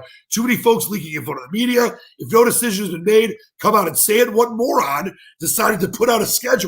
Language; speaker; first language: English; native; English